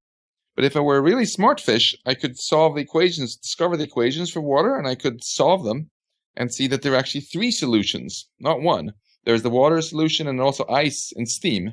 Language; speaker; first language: English; non-native, fluent; Swedish